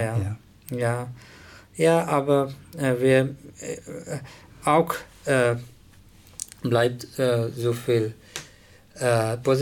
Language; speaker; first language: German; non-native, learner; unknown